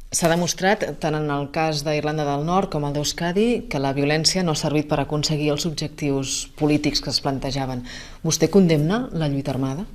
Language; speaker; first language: Catalan; native; Catalan